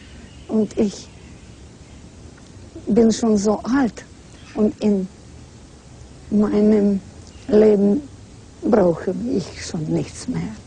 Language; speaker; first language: German; non-native, learner; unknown